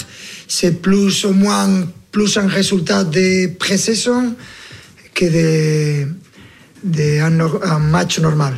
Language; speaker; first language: French; non-native, fluent; Spanish